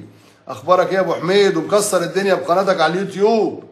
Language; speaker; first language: Arabic; native; Arabic